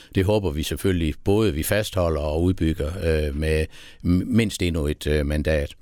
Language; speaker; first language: Danish; native; Danish